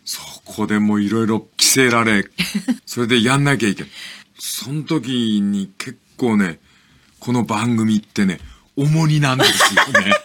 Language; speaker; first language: Japanese; native; Japanese